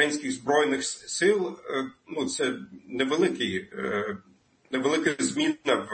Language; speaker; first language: Ukrainian; non-native, fluent; German